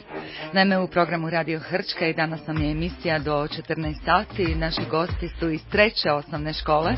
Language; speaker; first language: Croatian; native; Croatian